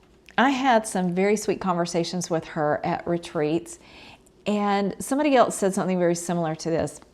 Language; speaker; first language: English; native; English